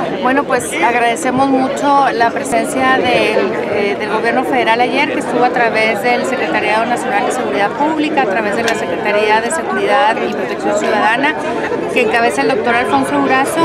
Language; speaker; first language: Spanish; native; Spanish